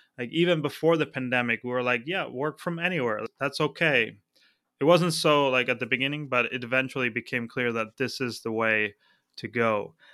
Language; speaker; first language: English; non-native, fluent; Spanish